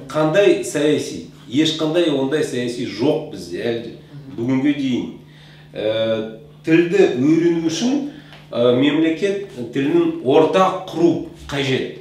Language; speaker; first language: Kazakh; non-native, local second language; Russian